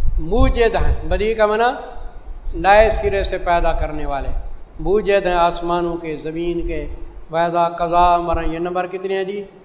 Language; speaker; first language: Urdu; non-native, local second language; Saraiki